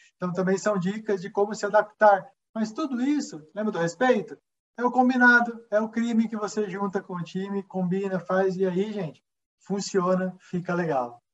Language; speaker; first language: Portuguese; native; Portuguese